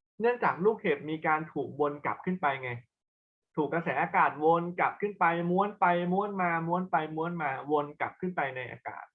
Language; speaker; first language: Thai; native; Thai